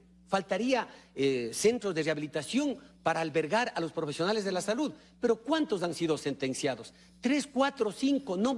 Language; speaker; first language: Spanish; native; Spanish